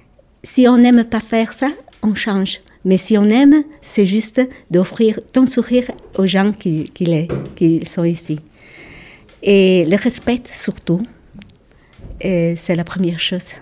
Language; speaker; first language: French; non-native, local second language; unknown